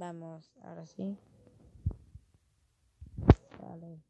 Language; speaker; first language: Spanish; native; Spanish